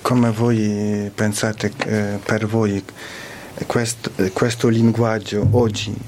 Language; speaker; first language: Italian; non-native, fluent; Ukrainian